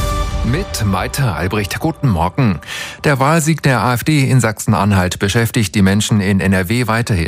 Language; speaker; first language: German; native; German